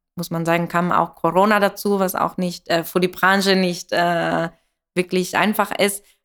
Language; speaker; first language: German; non-native, fluent; Italian